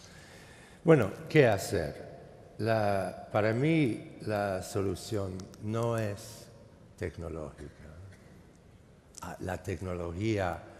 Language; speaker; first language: Spanish; non-native, fluent; English